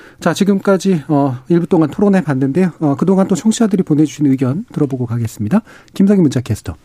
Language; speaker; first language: Korean; native; Korean